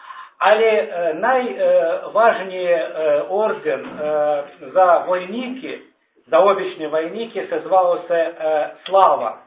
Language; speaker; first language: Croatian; non-native, learner; Russian